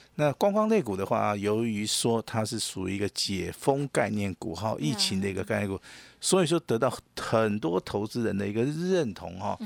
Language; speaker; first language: Chinese; native; Chinese